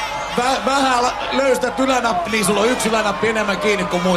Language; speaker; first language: Finnish; native; Finnish